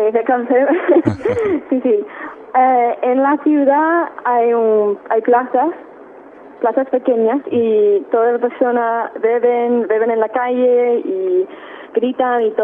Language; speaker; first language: Spanish; non-native, learner; English